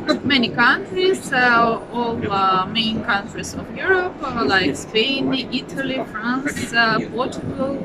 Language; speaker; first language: English; non-native, fluent; Russian